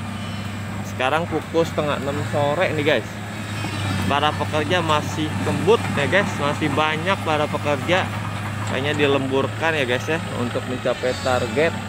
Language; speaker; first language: Indonesian; native; Indonesian